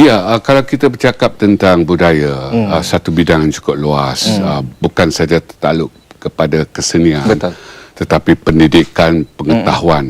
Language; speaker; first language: Malay; native; Malay